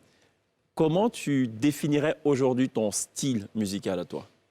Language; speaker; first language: French; native; French